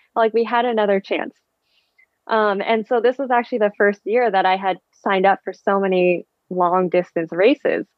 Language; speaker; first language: English; early bilingual, other home language; Vietnamese